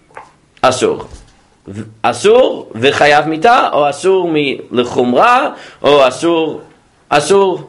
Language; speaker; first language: Hebrew; non-native, fluent; English